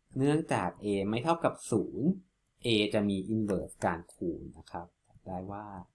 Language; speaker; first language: Thai; native; Thai